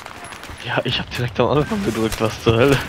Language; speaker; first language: German; native; German